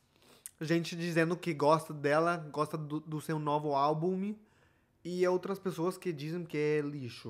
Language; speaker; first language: Portuguese; non-native, fluent; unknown